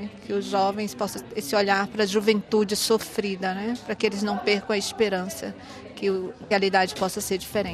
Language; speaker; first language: Portuguese; native; Portuguese